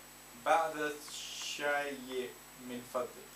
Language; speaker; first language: Arabic; non-native, learner; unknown